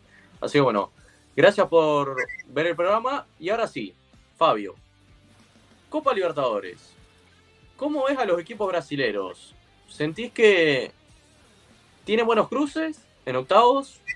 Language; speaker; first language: Spanish; native; Spanish